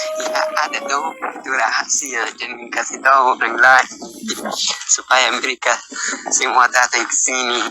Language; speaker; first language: Indonesian; non-native, learner; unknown